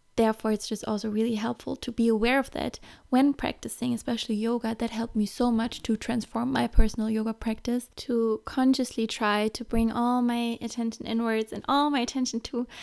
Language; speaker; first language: English; non-native, fluent; German